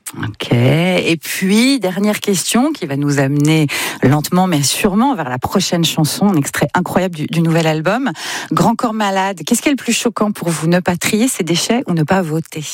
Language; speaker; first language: French; native; French